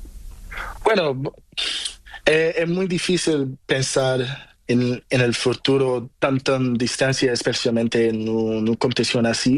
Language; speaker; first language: Spanish; non-native, learner; Portuguese